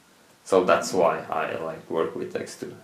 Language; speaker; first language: English; non-native, fluent; Norwegian